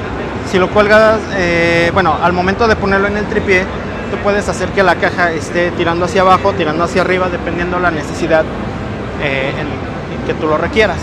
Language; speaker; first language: Spanish; native; Spanish